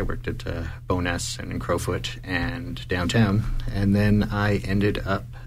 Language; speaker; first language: English; native; English